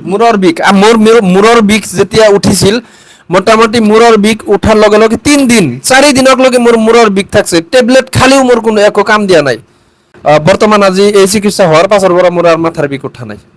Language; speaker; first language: Assamese; non-native, local second language; Bangla